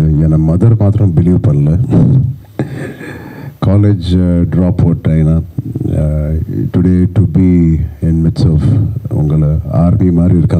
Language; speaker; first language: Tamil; non-native, local second language; Telugu